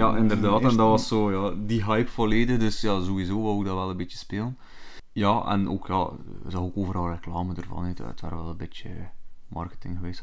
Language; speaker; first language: Dutch; native; Dutch